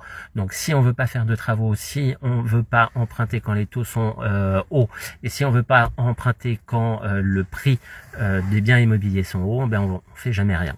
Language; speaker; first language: French; native; French